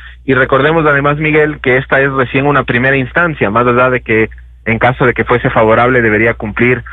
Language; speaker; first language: Spanish; native; Spanish